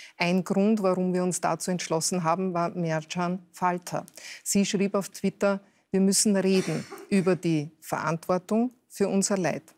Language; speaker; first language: German; native; German